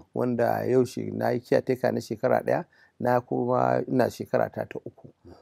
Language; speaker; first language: Hausa; native; Hausa